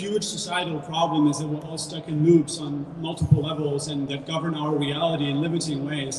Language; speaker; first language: English; non-native, fluent; German